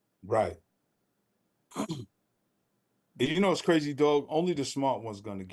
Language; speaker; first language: English; native; English